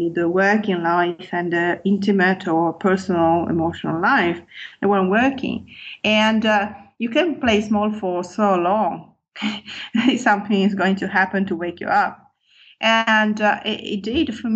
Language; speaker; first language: English; non-native, fluent; Italian